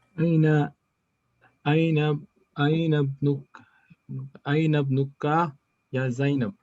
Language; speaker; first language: Arabic; non-native, learner; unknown